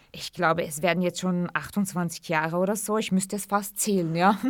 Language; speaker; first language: German; early bilingual, other home language; Central Kurdish